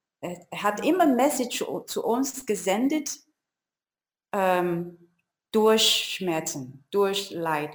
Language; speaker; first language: German; non-native, learner; Chinese